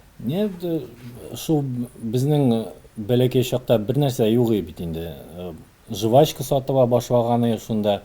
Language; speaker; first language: Tatar; early bilingual, heritage; Tatar